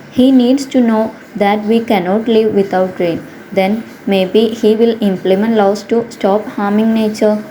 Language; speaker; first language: English; non-native, local second language; Malayalam